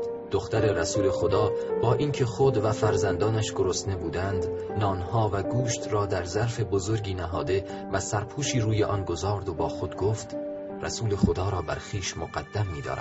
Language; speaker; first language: Persian; native; Persian